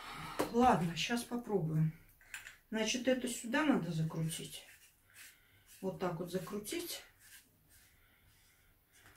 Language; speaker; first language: Russian; native; Russian